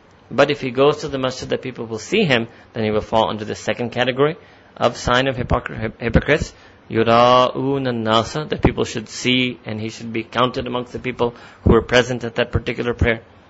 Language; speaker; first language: English; native; English